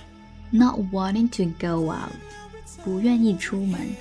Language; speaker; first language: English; non-native, fluent; Chinese